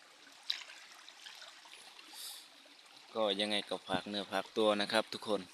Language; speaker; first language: Thai; non-native, local second language; Lao